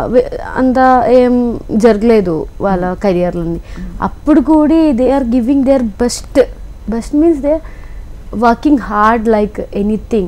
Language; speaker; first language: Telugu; non-native, learner; Malayalam